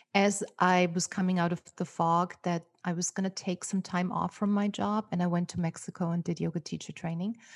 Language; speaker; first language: English; non-native, fluent; German